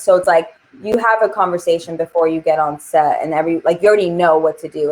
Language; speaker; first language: English; native; English